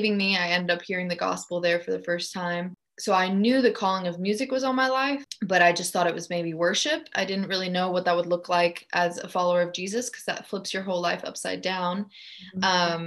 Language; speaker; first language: English; early bilingual, other home language; German